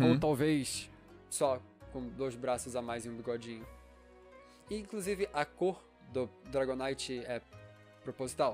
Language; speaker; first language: Portuguese; native; Portuguese